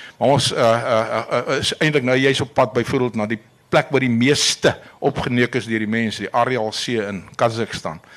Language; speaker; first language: Afrikaans; native; Afrikaans